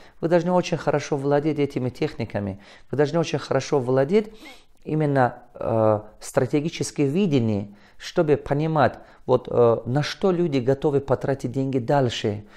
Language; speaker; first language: Russian; non-native, local second language; Tajik